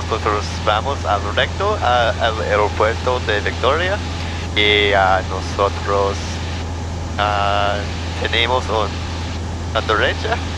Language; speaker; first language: Spanish; non-native, learner; English